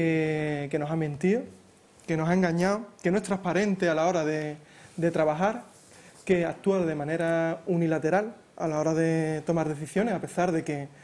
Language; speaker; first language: Spanish; native; Spanish